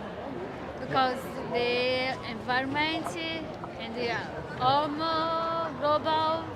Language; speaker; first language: English; non-native, learner; Portuguese